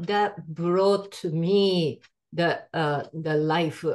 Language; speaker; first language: English; non-native, fluent; Japanese